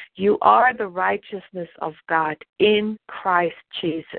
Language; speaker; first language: English; non-native, fluent; German